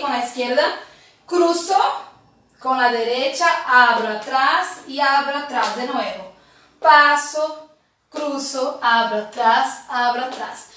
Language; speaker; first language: Spanish; non-native, fluent; Portuguese